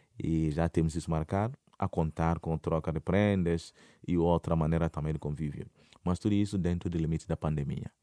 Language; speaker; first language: Portuguese; non-native, fluent; Akan